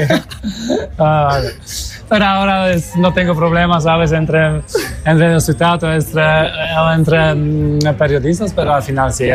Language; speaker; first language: Spanish; non-native, fluent; Polish